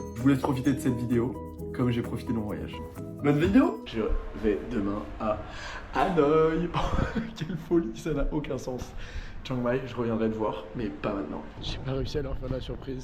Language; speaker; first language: French; native; French